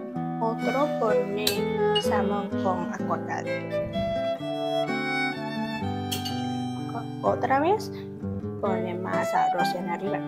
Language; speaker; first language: Spanish; non-native, learner; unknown